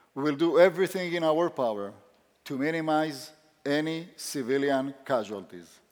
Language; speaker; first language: English; non-native, fluent; Hebrew